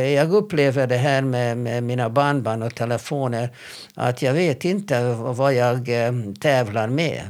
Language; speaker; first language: Swedish; non-native, fluent; Hebrew